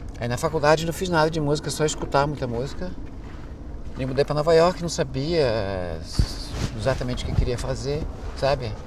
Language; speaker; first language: Portuguese; early bilingual, other home language; English